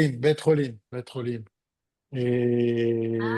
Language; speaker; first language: Hebrew; non-native, learner; French